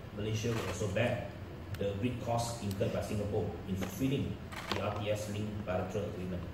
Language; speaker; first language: English; non-native, local second language; Chinese